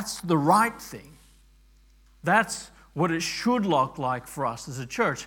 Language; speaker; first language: English; native; English